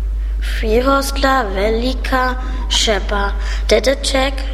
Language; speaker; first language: Czech; non-native, learner; German